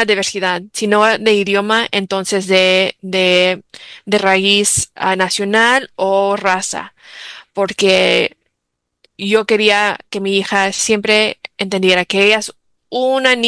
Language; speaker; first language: Spanish; early bilingual, heritage; English